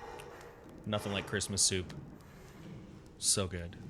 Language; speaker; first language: English; native; English